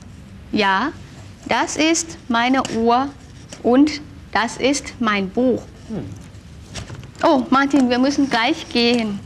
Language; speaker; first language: German; non-native, fluent; Thai